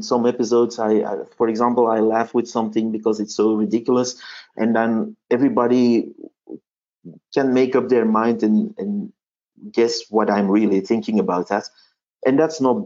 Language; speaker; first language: English; non-native, fluent; Dutch